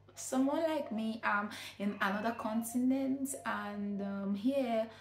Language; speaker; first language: English; non-native, local second language; Igbo